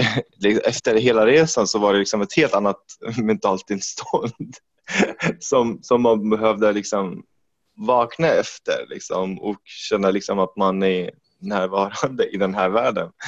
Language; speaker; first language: Swedish; non-native, fluent; Arabic